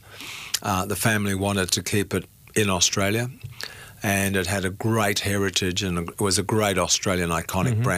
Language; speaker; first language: English; native; English